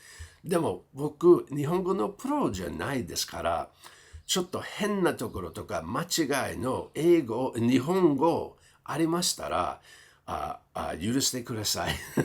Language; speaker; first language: Japanese; non-native, fluent; English